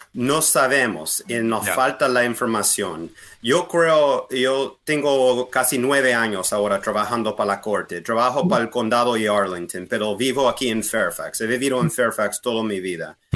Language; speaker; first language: Spanish; early bilingual, heritage; Spanish